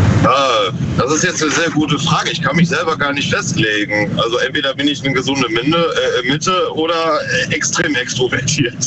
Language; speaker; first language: German; native; German